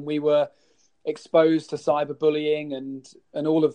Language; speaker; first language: English; native; English